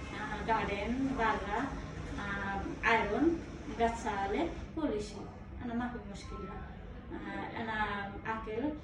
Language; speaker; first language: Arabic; non-native, learner; Bangla